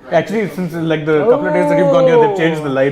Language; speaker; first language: English; non-native, local second language; Hindi